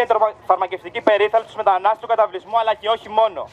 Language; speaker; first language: Greek; native; Greek